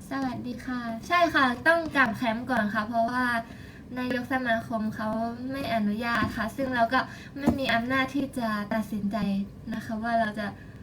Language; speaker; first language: Thai; native; Thai